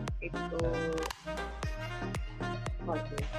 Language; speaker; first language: Indonesian; non-native, learner; Japanese